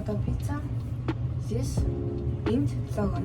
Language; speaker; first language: Russian; non-native, learner; Mongolian